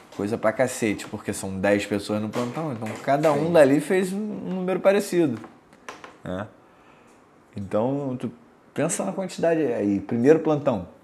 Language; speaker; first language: Portuguese; native; Portuguese